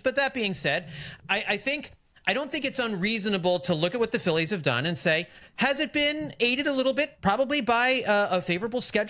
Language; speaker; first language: English; native; English